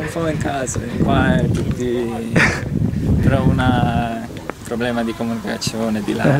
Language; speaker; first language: Italian; non-native, learner; Estonian